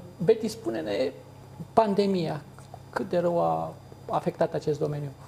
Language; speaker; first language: Romanian; native; Romanian